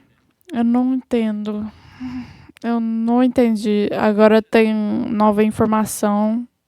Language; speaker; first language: Portuguese; non-native, fluent; English